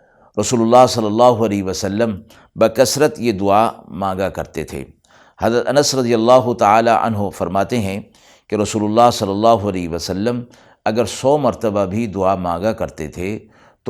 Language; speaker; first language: Urdu; native; Urdu